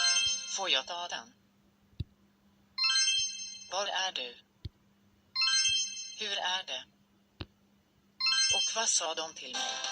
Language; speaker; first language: Swedish; non-native, learner; English